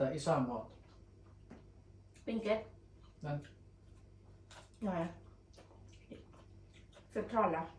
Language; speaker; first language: Swedish; non-native, learner; Thai